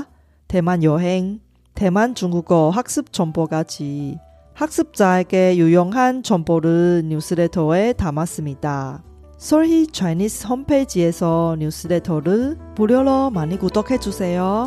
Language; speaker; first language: Korean; non-native, fluent; Chinese